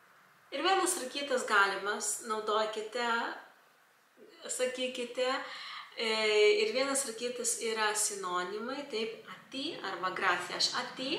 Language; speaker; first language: Lithuanian; non-native, local second language; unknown